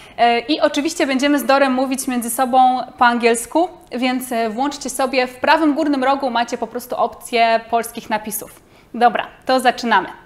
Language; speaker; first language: Polish; native; Polish